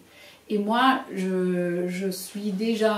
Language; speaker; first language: French; non-native, fluent; German